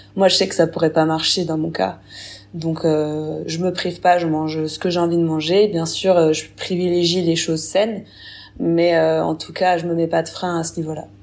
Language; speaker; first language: French; native; French